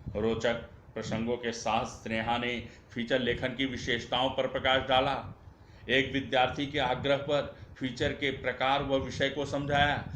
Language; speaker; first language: Hindi; non-native, local second language; Marathi